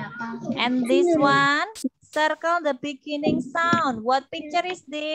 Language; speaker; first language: English; non-native, fluent; Indonesian